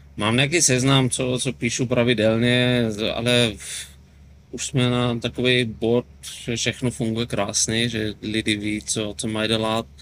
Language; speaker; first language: Czech; non-native, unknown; German